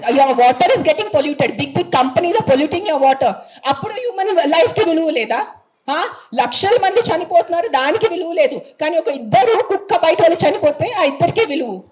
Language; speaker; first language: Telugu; non-native, fluent; Marathi